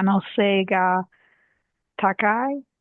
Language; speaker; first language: Japanese; non-native, learner; English